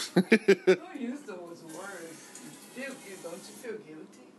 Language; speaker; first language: English; non-native, learner; Japanese